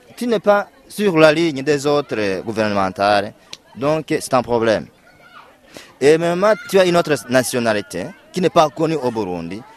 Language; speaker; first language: French; non-native, local second language; Kinyarwanda